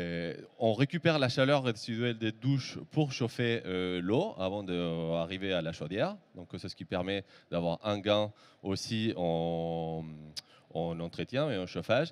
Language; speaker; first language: French; native; French